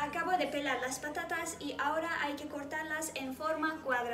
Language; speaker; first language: Spanish; non-native, fluent; Turkish